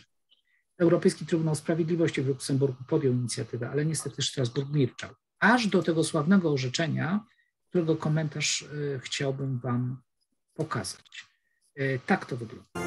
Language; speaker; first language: Polish; native; Polish